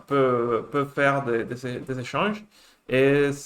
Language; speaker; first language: French; non-native, fluent; Spanish